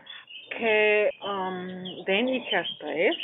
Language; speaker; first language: Greek; non-native, learner; German